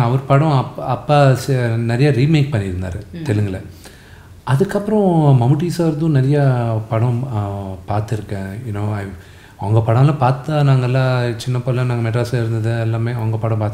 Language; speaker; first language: Tamil; non-native, local second language; Telugu